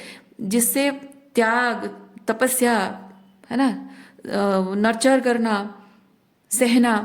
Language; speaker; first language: Hindi; native; Hindi